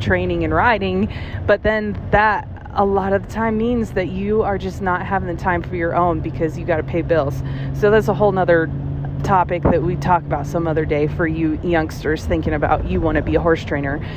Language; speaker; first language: English; native; English